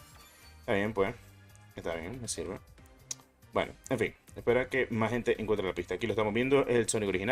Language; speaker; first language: Spanish; native; Spanish